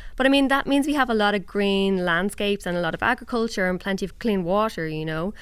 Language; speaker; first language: English; native; English